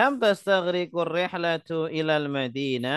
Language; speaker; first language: Arabic; non-native, fluent; Indonesian